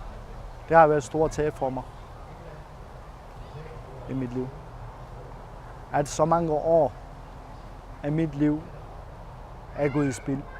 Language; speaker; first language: Danish; non-native, fluent; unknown